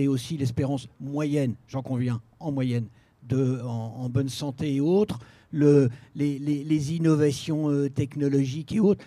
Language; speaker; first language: French; native; French